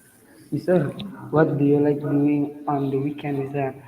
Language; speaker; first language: English; non-native, learner; Indonesian